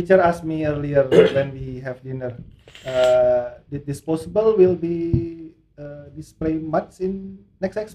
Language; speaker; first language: English; non-native, learner; Indonesian